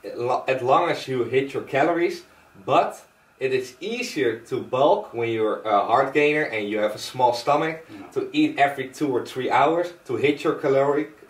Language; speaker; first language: English; non-native, fluent; Dutch